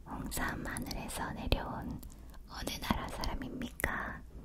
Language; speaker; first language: Korean; native; Korean